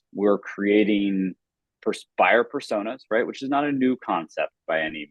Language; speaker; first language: English; native; English